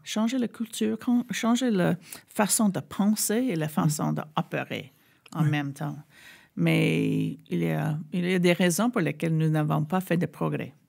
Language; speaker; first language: French; non-native, fluent; English